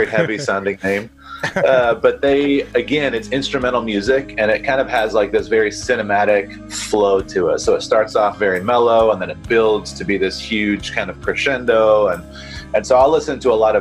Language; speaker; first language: English; native; English